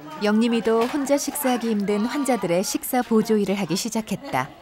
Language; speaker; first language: Korean; native; Korean